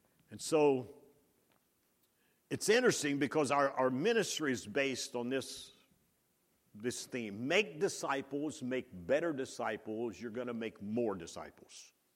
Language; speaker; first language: English; native; English